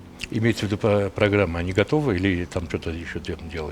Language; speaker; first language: Russian; non-native, fluent; Armenian